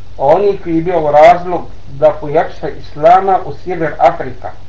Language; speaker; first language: Bosnian; non-native, learner; Arabic